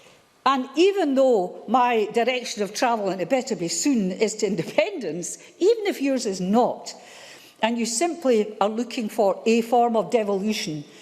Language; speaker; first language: English; native; English